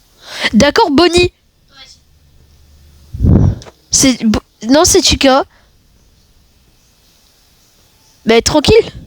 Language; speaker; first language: French; native; French